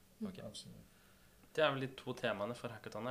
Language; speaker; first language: Norwegian; native; Norwegian